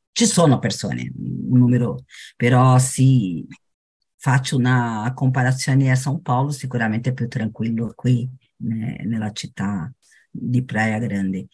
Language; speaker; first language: Italian; non-native, fluent; Portuguese